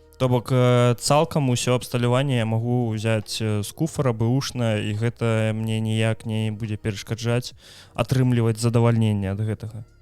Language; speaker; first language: Belarusian; non-native, local second language; Russian